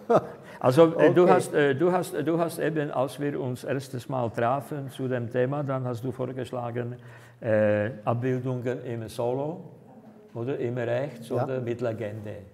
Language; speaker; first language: German; non-native, fluent; Czech